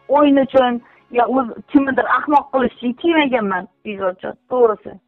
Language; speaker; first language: Uzbek; early bilingual, heritage; Uzbek